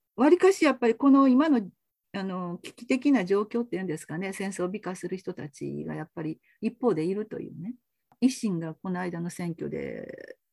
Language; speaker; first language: Japanese; native; Japanese